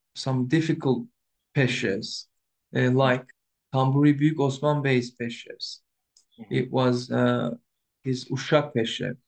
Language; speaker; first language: English; non-native, learner; Turkish